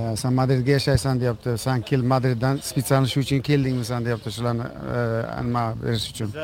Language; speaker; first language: Portuguese; non-native, fluent; Uzbek